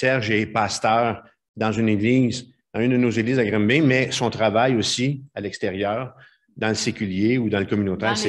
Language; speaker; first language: French; native; French